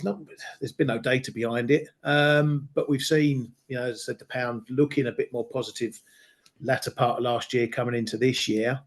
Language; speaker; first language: English; native; English